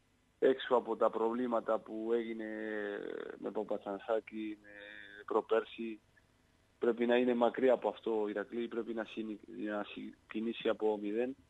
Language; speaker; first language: Greek; non-native, learner; Spanish